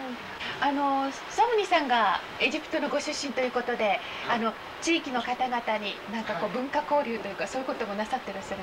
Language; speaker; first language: Japanese; native; Japanese